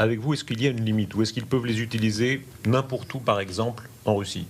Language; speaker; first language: French; native; French